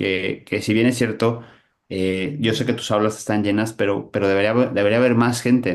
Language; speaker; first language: Spanish; native; Spanish